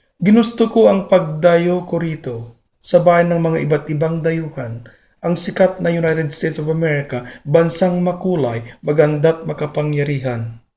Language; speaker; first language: Filipino; non-native, local second language; Iloko